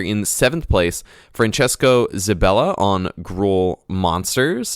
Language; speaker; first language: English; native; English